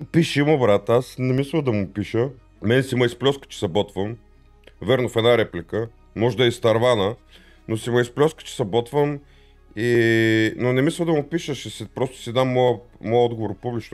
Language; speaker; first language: Bulgarian; native; Bulgarian